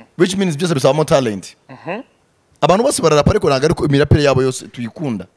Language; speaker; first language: Kinyarwanda; early bilingual, heritage; Kinyarwanda